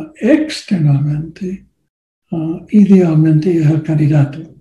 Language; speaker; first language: Spanish; non-native, learner; English